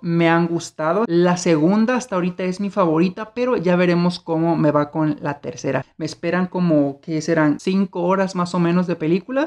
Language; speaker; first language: Spanish; native; Spanish